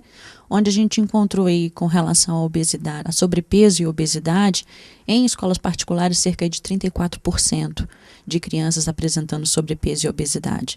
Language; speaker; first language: Portuguese; native; Portuguese